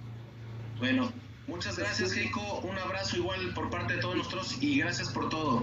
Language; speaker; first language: Spanish; native; Spanish